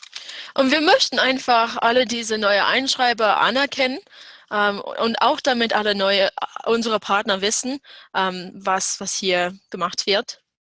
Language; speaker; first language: German; non-native, fluent; English